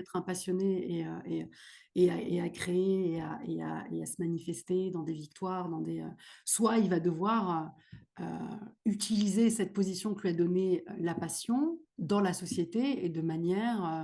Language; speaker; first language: French; native; French